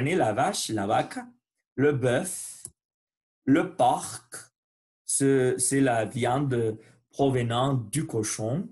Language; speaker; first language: French; non-native, learner; Spanish